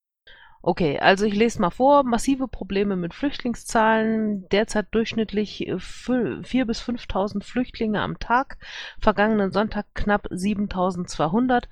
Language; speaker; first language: German; native; German